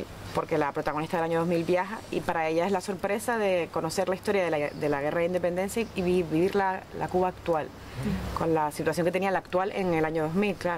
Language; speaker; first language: Spanish; native; Spanish